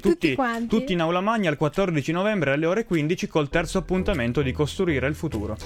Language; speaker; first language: Italian; native; Italian